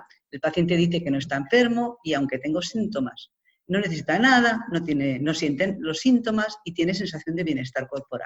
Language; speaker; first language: Spanish; native; Spanish